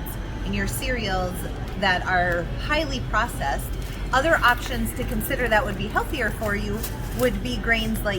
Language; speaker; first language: English; native; English